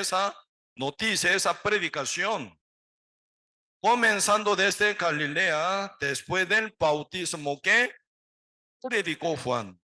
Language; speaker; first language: Spanish; non-native, learner; Korean